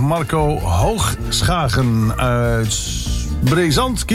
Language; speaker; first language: Dutch; native; Dutch